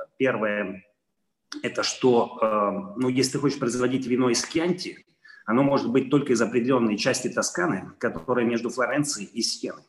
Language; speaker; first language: Russian; non-native, fluent; Italian